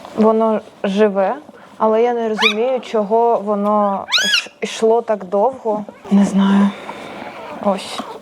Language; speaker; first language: Ukrainian; non-native, local second language; Russian